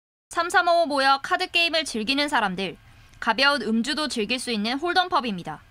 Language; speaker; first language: Korean; native; Korean